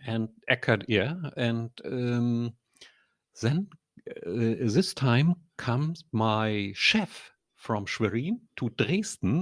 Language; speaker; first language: English; non-native, learner; German